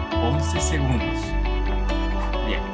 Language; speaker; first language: Spanish; native; Spanish